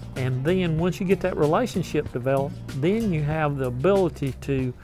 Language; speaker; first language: English; native; English